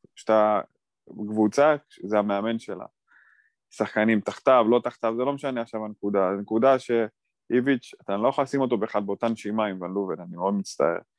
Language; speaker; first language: Hebrew; native; Hebrew